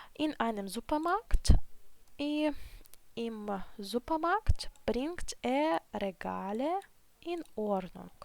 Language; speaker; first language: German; non-native, fluent; Ukrainian